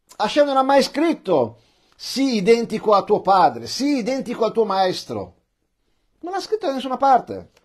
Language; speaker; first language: Italian; early bilingual, other home language; Persian